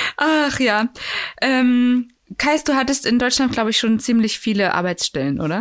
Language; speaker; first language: German; native; German